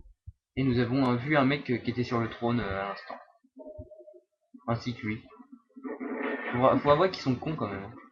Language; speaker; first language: French; native; French